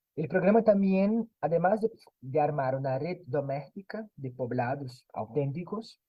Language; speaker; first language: Spanish; non-native, fluent; Portuguese